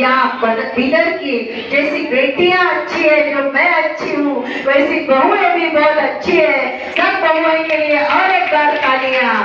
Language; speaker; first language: Hindi; non-native, local second language; Marathi